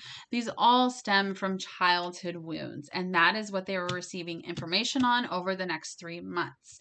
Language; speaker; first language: English; native; English